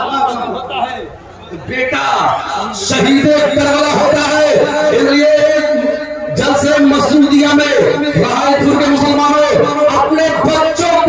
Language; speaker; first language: Hindi; native; Hindi